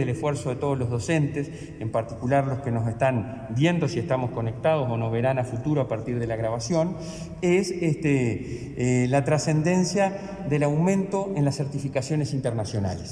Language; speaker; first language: Spanish; native; Spanish